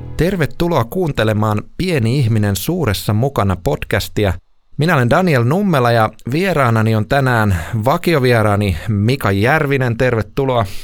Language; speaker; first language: Finnish; native; Finnish